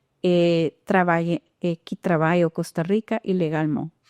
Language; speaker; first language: French; non-native, fluent; Spanish